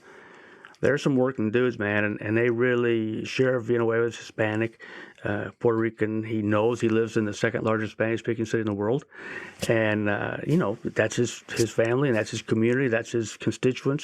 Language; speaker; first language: English; native; English